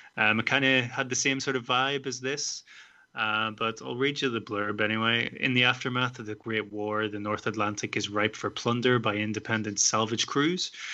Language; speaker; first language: English; native; English